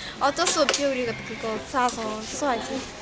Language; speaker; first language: Korean; non-native, learner; Khmer